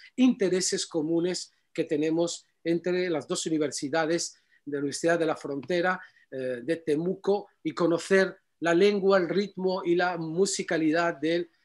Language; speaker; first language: Spanish; non-native, fluent; Arabic